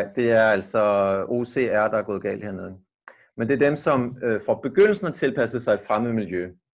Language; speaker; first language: Danish; native; Danish